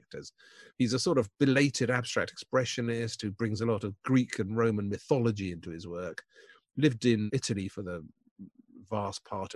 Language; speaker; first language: English; native; English